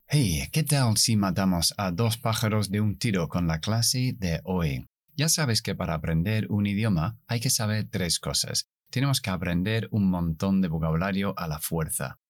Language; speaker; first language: Spanish; non-native, fluent; English